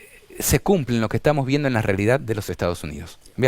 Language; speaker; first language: Spanish; native; Spanish